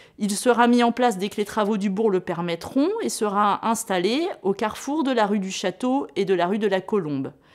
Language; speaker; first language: French; native; French